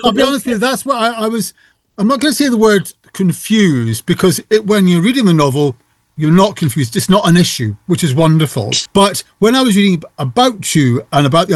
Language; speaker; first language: English; native; English